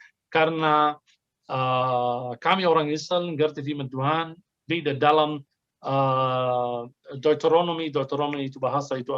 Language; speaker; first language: Indonesian; non-native, fluent; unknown